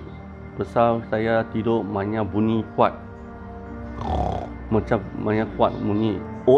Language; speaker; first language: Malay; non-native, local second language; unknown